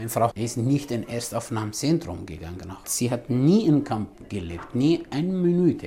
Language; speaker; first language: German; non-native, learner; Kurdish